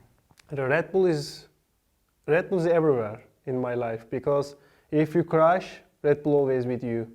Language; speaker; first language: English; non-native, learner; Turkish